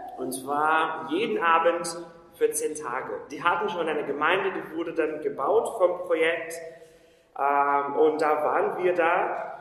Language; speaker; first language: German; non-native, fluent; Portuguese